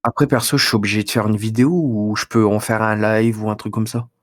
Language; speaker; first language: French; native; French